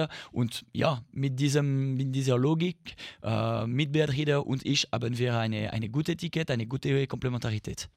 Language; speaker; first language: German; non-native, fluent; French